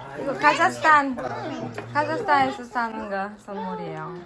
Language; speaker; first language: Korean; non-native, learner; Kazakh